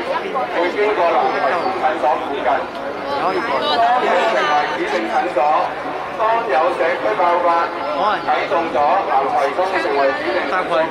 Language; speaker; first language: Chinese; native; Chinese